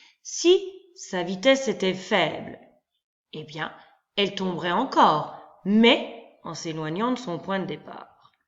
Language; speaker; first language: French; native; French